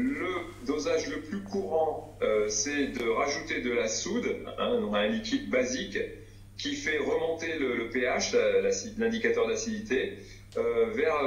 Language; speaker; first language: French; native; French